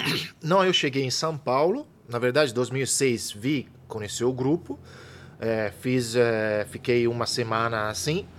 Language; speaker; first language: Portuguese; non-native, fluent; Italian